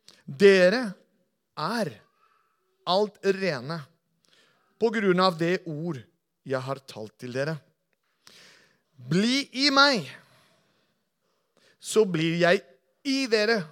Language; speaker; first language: Norwegian; non-native, fluent; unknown